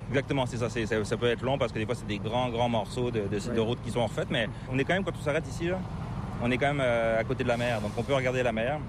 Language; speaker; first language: French; native; French